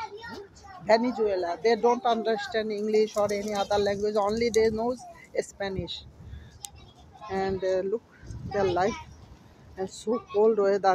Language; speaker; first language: English; non-native, learner; Bangla